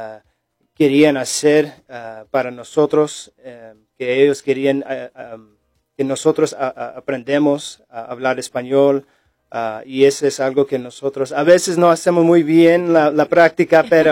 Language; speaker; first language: Spanish; early bilingual, heritage; English